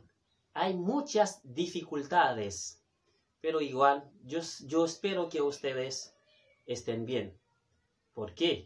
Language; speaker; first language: Spanish; non-native, fluent; Haitian Creole